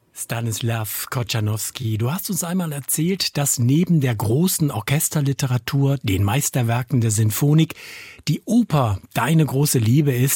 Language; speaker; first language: German; native; German